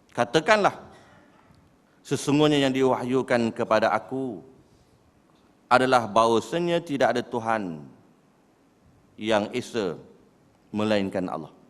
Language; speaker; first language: Malay; native; Malay